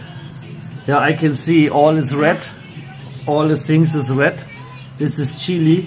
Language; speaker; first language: English; non-native, learner; German